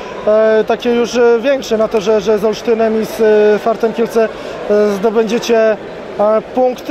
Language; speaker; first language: Polish; native; Polish